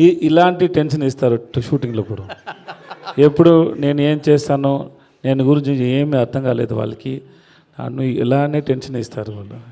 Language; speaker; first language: Telugu; non-native, learner; Tamil